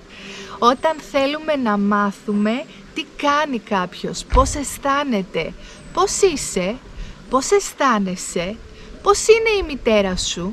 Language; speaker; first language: Greek; native; Greek